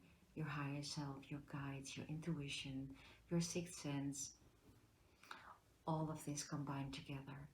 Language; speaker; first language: English; non-native, fluent; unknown